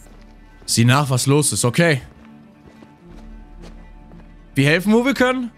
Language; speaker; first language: German; native; German